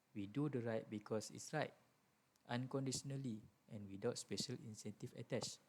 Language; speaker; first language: English; non-native, local second language; Malay